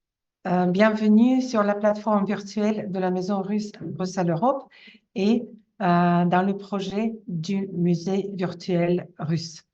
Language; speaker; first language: French; non-native, fluent; Russian